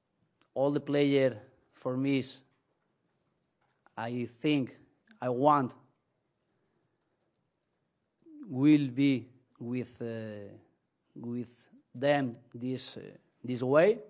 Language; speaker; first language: English; non-native, learner; Spanish